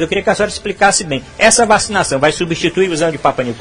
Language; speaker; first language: Portuguese; native; Portuguese